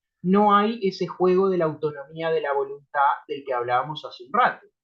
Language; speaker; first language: Spanish; native; Spanish